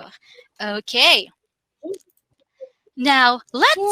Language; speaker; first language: English; non-native, local second language; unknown